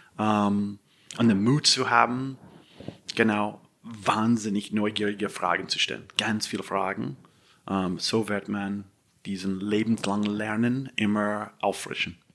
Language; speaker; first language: German; non-native, fluent; English